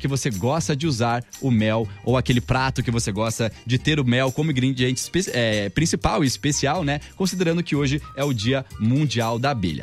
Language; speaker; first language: Portuguese; native; Portuguese